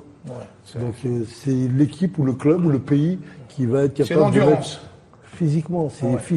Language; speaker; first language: French; non-native, local second language; Arabic